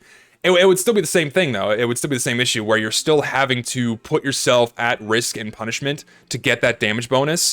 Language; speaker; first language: English; native; English